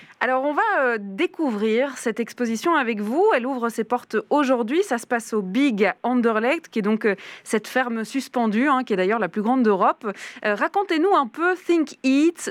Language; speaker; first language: French; native; French